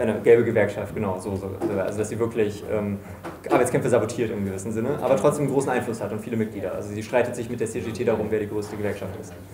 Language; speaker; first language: German; native; German